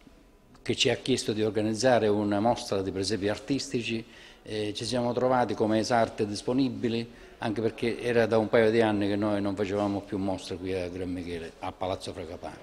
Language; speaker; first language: Italian; native; Italian